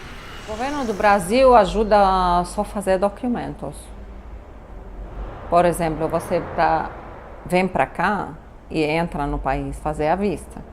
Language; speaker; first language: Portuguese; non-native, learner; Arabic